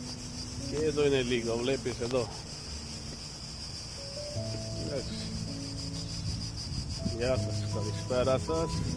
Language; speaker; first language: Greek; non-native, learner; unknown